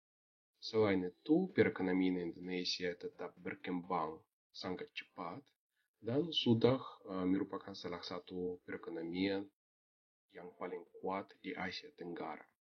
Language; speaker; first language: Indonesian; non-native, fluent; Russian